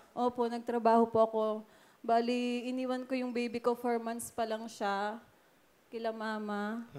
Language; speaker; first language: Filipino; native; Filipino